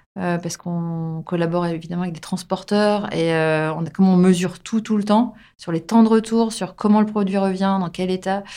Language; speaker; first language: French; native; French